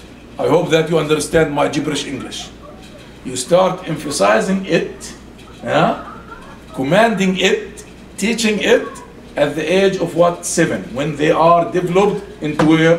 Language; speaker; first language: English; non-native, fluent; Arabic